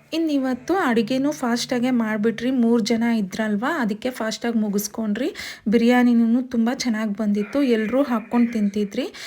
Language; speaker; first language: Kannada; non-native, local second language; Telugu